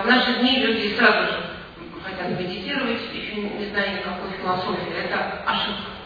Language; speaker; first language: Russian; native; Russian